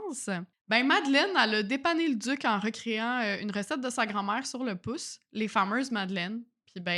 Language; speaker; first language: French; native; French